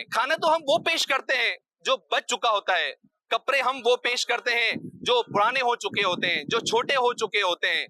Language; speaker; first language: Urdu; native; Urdu